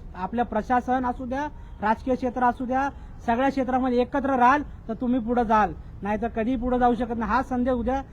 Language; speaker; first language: Marathi; non-native, local second language; Lambadi